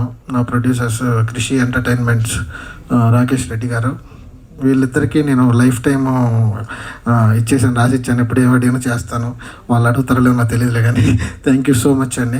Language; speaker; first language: Telugu; native; Telugu